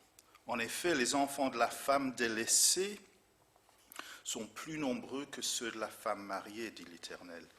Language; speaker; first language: French; non-native, fluent; English